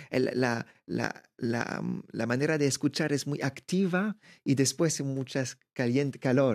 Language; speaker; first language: Spanish; non-native, learner; French